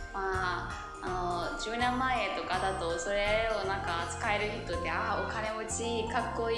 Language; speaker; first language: Japanese; non-native, fluent; Burmese